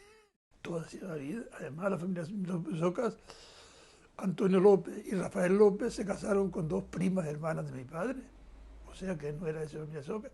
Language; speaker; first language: Spanish; native; Spanish